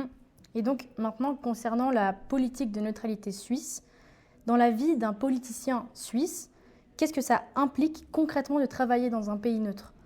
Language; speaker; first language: French; native; French